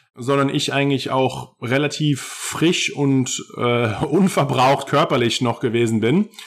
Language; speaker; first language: German; native; German